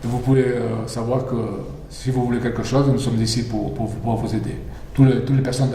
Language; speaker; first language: French; non-native, fluent; Spanish